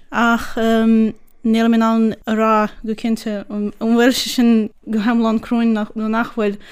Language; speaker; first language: Irish; non-native, fluent; Portuguese